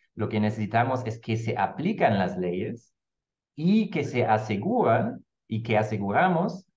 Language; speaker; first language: Spanish; non-native, fluent; German